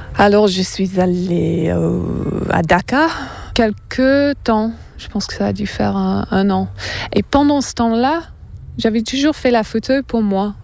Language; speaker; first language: French; non-native, fluent; English